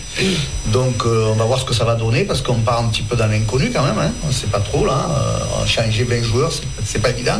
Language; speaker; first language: French; native; French